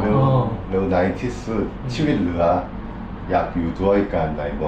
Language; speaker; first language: Thai; non-native, learner; Korean